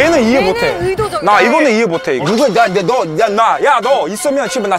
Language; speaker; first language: Korean; non-native, learner; English